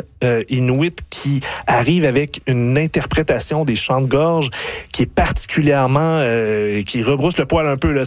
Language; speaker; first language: French; native; French